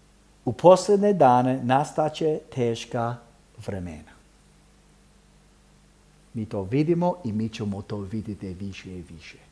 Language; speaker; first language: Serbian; early bilingual, heritage; Serbian